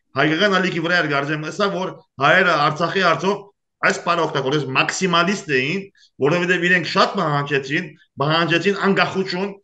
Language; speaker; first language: Armenian; early bilingual, heritage; Armenian